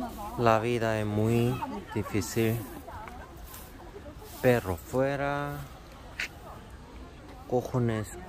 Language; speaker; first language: Spanish; non-native, fluent; Korean